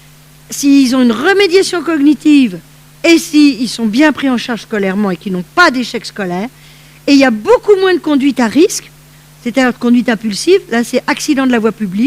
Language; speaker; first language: French; native; French